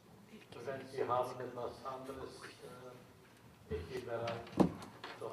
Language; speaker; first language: German; non-native, learner; Albanian